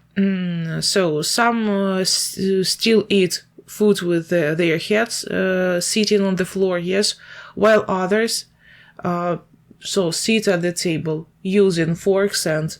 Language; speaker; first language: English; non-native, fluent; Ukrainian